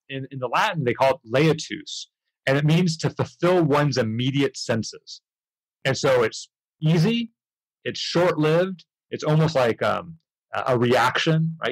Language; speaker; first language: English; early bilingual, other home language; Spanish